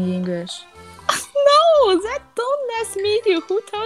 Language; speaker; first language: English; non-native, learner; Chinese